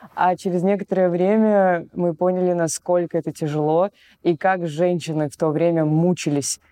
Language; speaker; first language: Russian; native; Russian